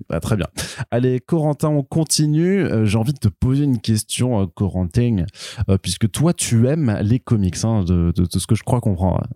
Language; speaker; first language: French; native; French